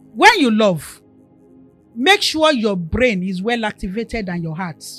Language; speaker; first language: English; non-native, local second language; Yoruba